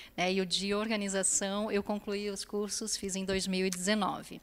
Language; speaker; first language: Portuguese; native; Portuguese